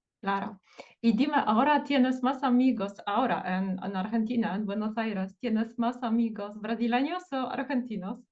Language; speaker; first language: Spanish; non-native, fluent; Portuguese